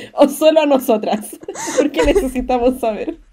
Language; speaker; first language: Spanish; native; Spanish